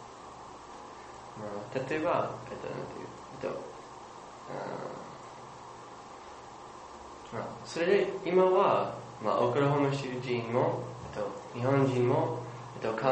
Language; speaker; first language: Japanese; non-native, learner; English